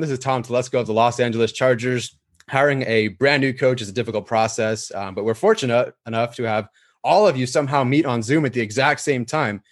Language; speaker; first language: English; native; English